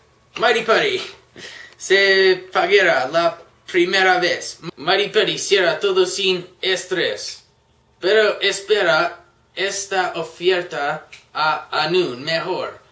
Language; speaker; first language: Spanish; non-native, learner; English